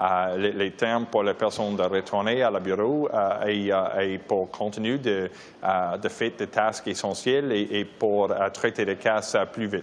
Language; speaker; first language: French; non-native, learner; English